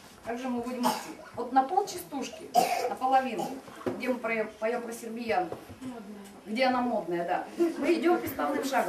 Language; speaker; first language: Russian; native; Russian